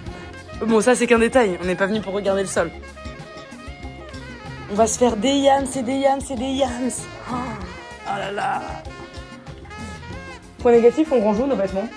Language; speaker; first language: French; native; French